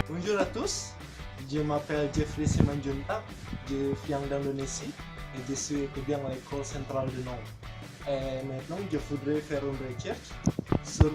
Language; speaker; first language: French; non-native, learner; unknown